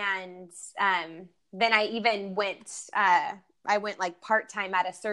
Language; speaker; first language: English; native; English